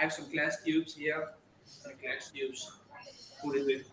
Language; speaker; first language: English; non-native, fluent; Dutch